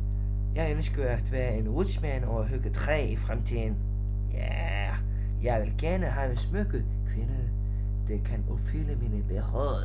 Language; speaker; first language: Danish; non-native, learner; Icelandic